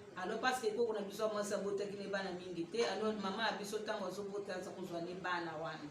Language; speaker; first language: Lingala; native; Lingala